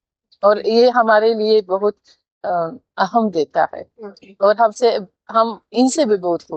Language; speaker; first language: Hindi; non-native, fluent; Tajik